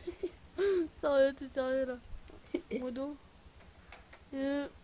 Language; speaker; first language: French; native; French